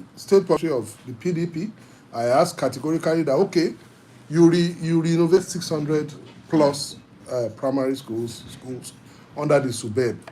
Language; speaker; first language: English; non-native, local second language; Yoruba